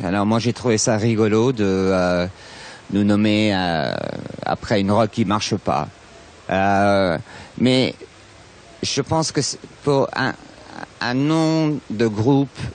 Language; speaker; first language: French; non-native, fluent; English